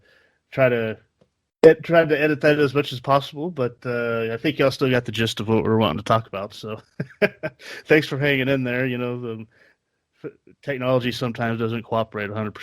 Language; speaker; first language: English; native; English